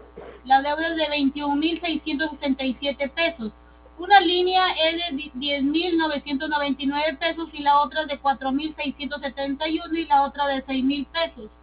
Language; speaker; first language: Spanish; native; Spanish